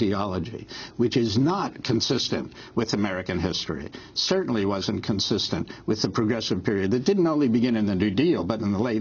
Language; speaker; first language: English; native; English